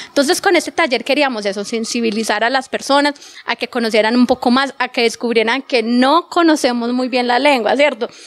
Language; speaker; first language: Spanish; native; Spanish